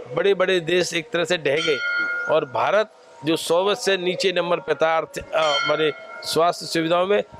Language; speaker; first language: Hindi; native; Hindi